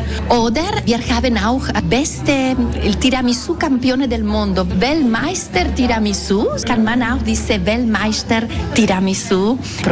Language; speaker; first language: German; non-native, local second language; Italian